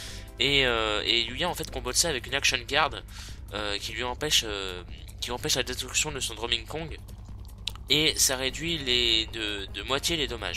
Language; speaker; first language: French; native; French